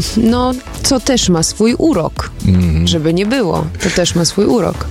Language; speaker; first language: Polish; early bilingual, heritage; Polish